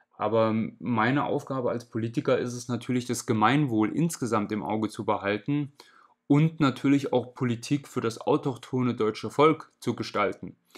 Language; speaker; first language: German; native; German